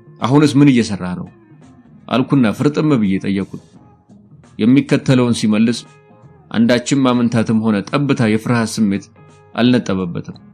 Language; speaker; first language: Amharic; native; Amharic